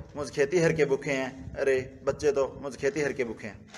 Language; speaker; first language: Hindi; native; Hindi